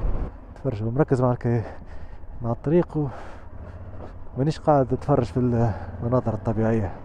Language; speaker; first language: Arabic; native; Arabic